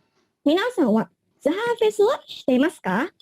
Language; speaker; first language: Japanese; non-native, learner; Indonesian